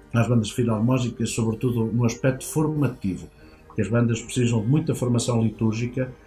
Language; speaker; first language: Portuguese; native; Portuguese